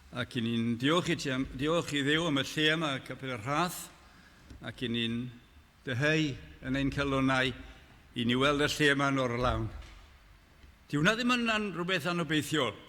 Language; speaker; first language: Welsh; native; Welsh